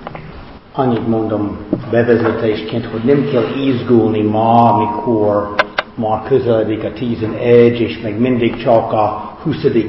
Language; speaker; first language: Hungarian; non-native, fluent; English